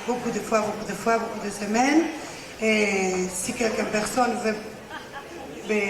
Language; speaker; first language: French; non-native, learner; Spanish